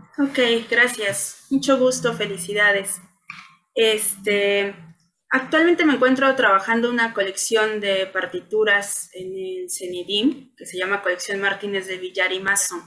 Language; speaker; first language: Spanish; native; Spanish